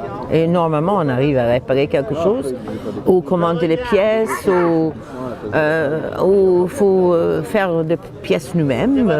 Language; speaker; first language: French; non-native, fluent; English